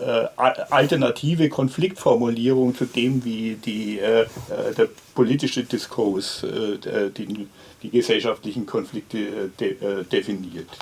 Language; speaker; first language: German; native; German